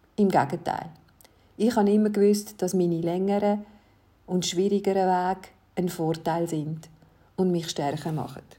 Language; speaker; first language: German; early bilingual, other home language; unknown